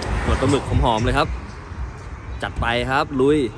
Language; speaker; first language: Thai; native; Thai